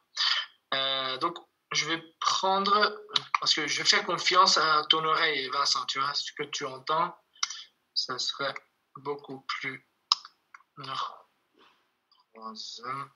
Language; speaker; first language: French; non-native, fluent; Kurdish